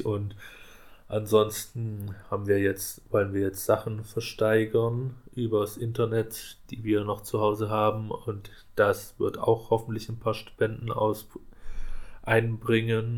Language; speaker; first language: German; native; German